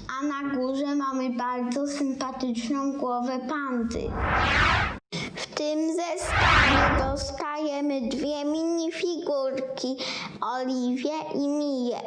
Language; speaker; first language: Polish; native; Polish